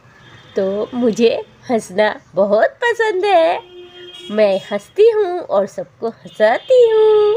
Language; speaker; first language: Hindi; non-native, local second language; Bangla